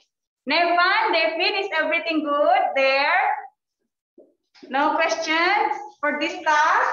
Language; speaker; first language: English; non-native, fluent; Indonesian